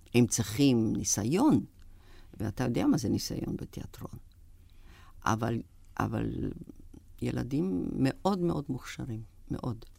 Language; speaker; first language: Hebrew; non-native, fluent; German